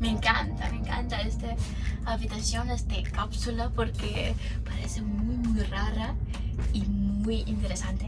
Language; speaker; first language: Spanish; non-native, learner; Ukrainian